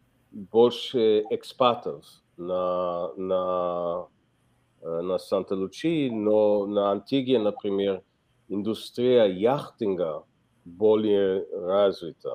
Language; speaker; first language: Russian; non-native, fluent; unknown